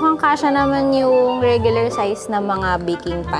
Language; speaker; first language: Filipino; native; Filipino